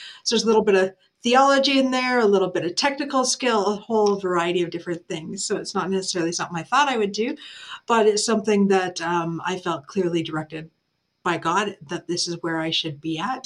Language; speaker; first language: English; native; English